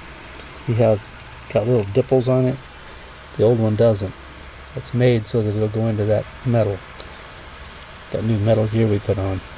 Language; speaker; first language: English; native; English